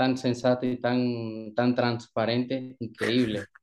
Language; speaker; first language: Spanish; native; Spanish